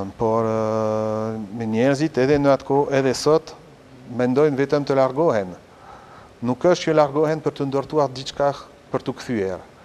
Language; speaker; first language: Albanian; non-native, fluent; French